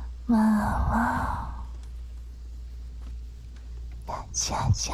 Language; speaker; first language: Japanese; non-native, learner; English